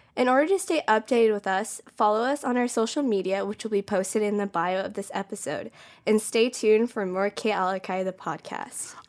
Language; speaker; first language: English; native; English